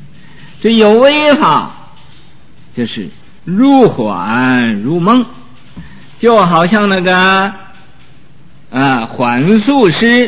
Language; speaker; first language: Chinese; native; Chinese